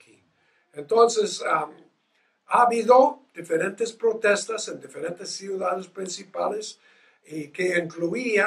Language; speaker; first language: Spanish; non-native, fluent; English